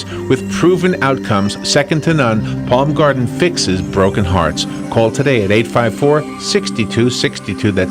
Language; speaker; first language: English; native; English